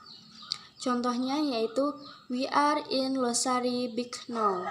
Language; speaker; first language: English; non-native, learner; Indonesian